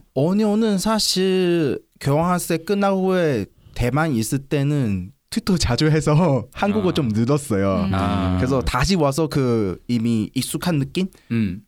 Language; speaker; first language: Korean; non-native, learner; Chinese